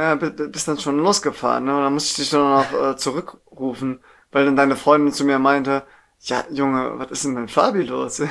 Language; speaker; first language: German; native; German